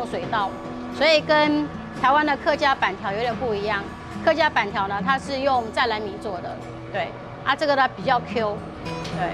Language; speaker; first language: Chinese; native; Chinese